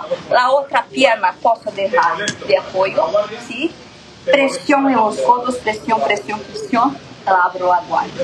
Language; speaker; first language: Spanish; non-native, learner; Portuguese